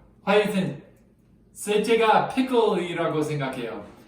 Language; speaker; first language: Korean; non-native, learner; English